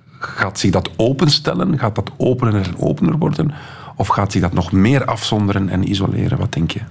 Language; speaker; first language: Dutch; native; Dutch